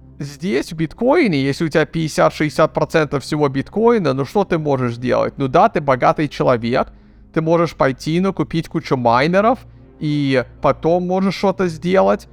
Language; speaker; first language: Russian; early bilingual, heritage; Russian